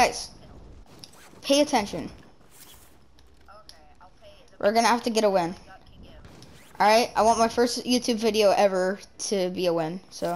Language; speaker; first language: English; native; English